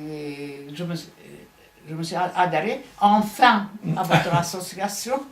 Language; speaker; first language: French; non-native, fluent; Hungarian